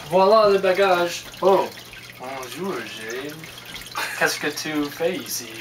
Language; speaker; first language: French; non-native, learner; English